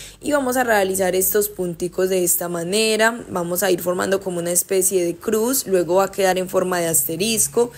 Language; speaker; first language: Spanish; native; Spanish